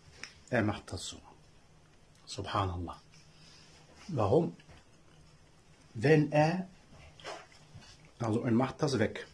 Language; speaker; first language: German; non-native, learner; Arabic